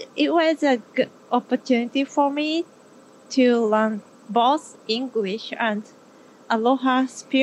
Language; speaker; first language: English; non-native, learner; Japanese